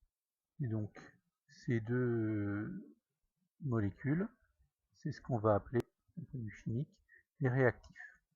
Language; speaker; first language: French; native; French